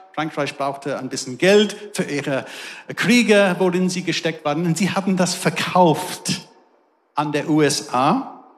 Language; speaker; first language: German; non-native, fluent; English